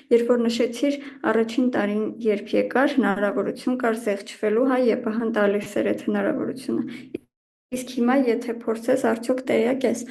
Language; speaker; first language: Armenian; native; Armenian